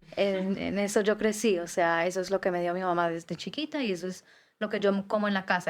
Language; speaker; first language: Spanish; early bilingual, heritage; Spanish